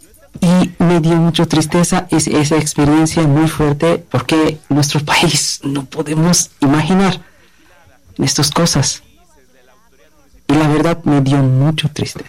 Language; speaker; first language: Spanish; non-native, learner; Bangla